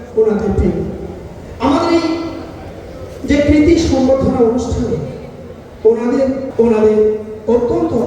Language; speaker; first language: Bangla; native; Bangla